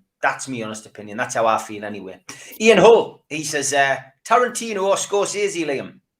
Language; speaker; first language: English; native; English